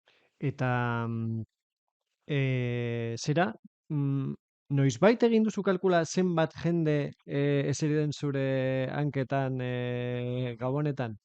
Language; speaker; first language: Basque; native; Basque